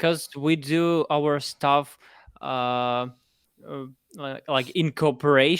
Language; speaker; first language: English; non-native, fluent; Russian